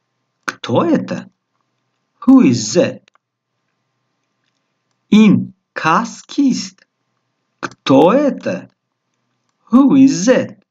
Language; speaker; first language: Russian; non-native, local second language; Tajik